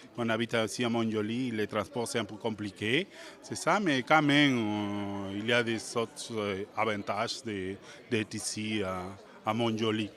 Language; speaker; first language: French; non-native, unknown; Spanish